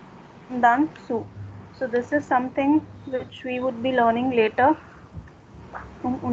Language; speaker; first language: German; non-native, fluent; Hindi